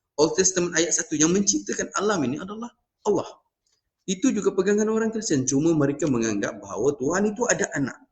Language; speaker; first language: Malay; non-native, local second language; Iban